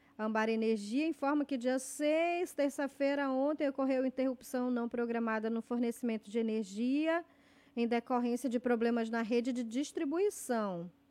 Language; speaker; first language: Portuguese; native; Portuguese